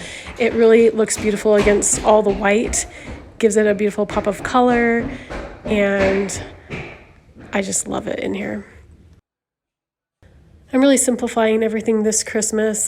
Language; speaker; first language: English; native; English